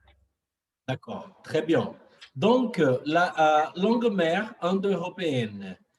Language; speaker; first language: French; non-native, fluent; Portuguese